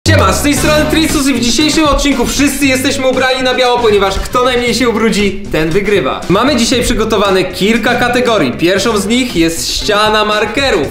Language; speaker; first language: Polish; native; Polish